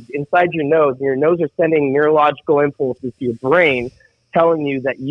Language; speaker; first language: English; native; English